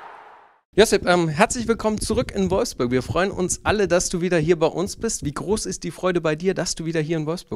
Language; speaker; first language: German; native; German